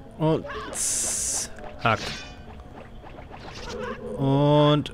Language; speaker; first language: German; native; German